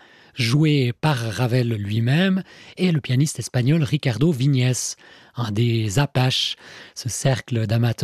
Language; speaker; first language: French; native; French